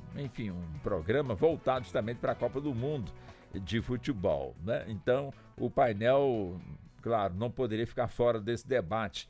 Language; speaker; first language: Portuguese; native; Portuguese